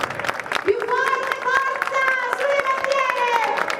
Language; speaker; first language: Italian; native; Italian